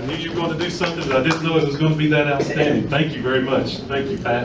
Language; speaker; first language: English; native; English